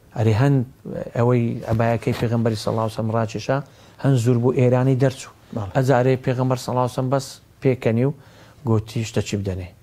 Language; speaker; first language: Central Kurdish; native; Central Kurdish